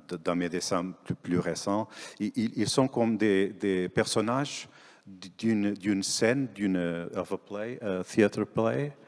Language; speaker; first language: French; non-native, fluent; Portuguese